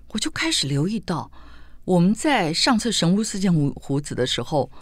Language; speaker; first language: Chinese; native; Chinese